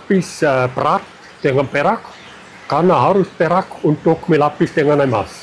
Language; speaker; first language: Indonesian; non-native, fluent; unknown